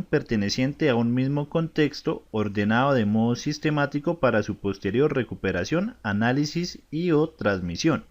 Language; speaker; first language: Spanish; native; Spanish